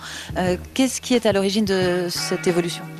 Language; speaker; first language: French; native; French